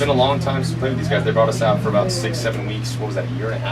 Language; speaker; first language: English; native; English